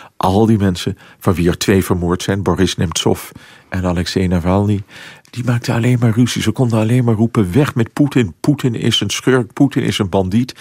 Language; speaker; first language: Dutch; native; Dutch